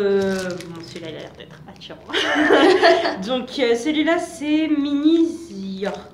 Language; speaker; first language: French; native; French